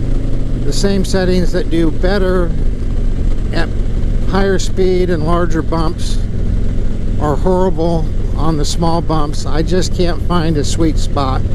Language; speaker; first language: English; native; English